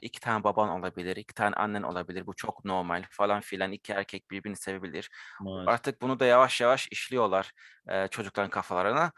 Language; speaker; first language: Turkish; early bilingual, heritage; Turkish